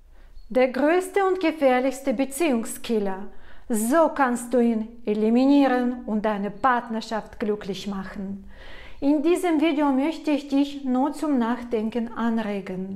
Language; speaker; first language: German; non-native, fluent; Russian